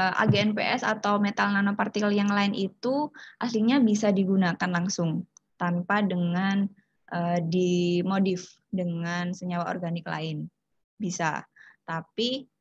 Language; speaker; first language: Indonesian; native; Indonesian